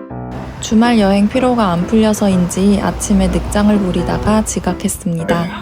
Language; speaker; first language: Korean; native; Korean